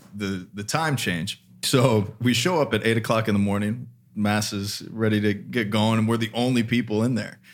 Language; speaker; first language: English; native; English